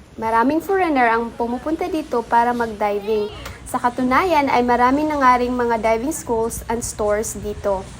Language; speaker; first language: Filipino; non-native, local second language; Cebuano